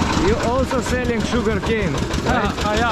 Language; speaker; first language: English; non-native, learner; Russian